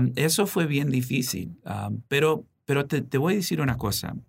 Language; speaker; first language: Spanish; early bilingual, heritage; Spanish